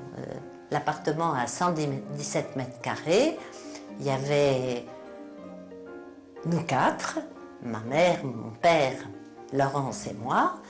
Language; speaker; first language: French; native; French